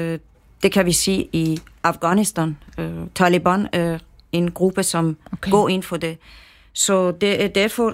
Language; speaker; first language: Danish; non-native, fluent; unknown